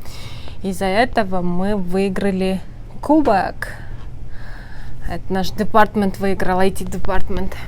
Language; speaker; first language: Russian; non-native, local second language; Kyrgyz